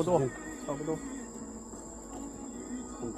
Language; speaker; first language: Chinese; non-native, learner; English